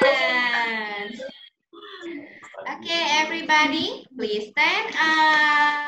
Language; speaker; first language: English; non-native, learner; Indonesian